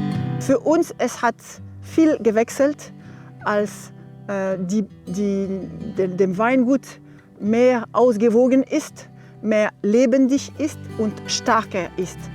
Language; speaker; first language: German; non-native, learner; French